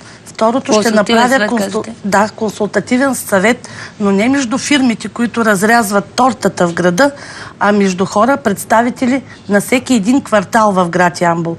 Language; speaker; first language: Bulgarian; native; Bulgarian